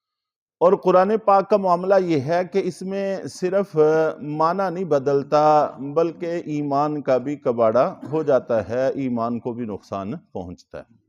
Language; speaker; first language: Urdu; native; Urdu